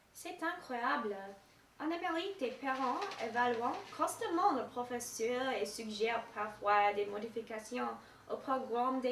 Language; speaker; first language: French; non-native, learner; English